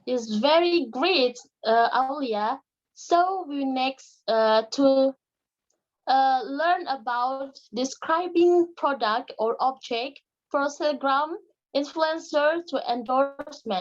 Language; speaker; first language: English; non-native, learner; Indonesian